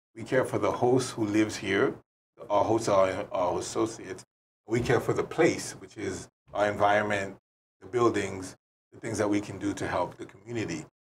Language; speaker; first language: English; native; English